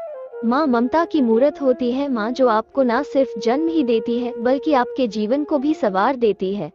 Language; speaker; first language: Hindi; native; Hindi